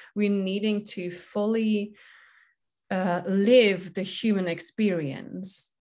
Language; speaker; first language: English; non-native, fluent; German